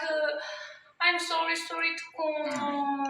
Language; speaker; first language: English; non-native, learner; Thai